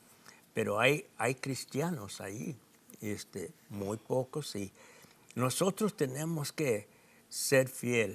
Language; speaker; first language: Spanish; non-native, fluent; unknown